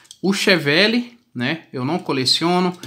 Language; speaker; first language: Portuguese; native; Portuguese